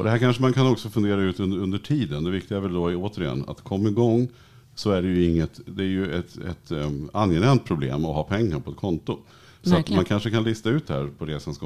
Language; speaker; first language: Swedish; native; Swedish